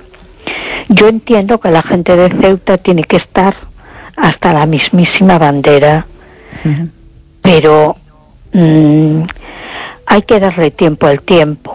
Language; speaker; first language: Spanish; native; Spanish